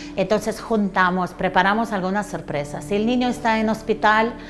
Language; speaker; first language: Spanish; non-native, fluent; Ukrainian